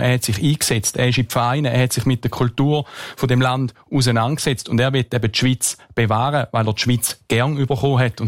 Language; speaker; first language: German; native; German